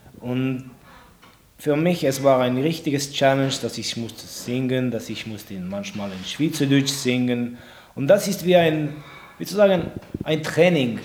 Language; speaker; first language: German; non-native, local second language; French